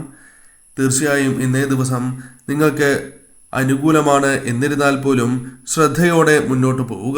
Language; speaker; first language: Malayalam; native; Malayalam